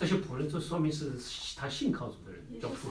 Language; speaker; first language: Chinese; native; Chinese